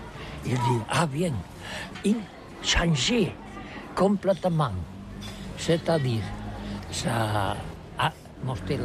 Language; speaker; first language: French; non-native, learner; Catalan